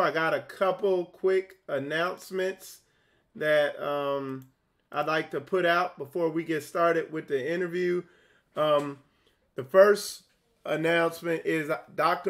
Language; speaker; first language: English; native; English